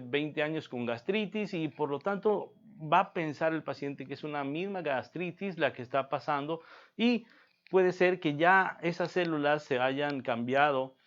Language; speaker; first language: Spanish; native; Spanish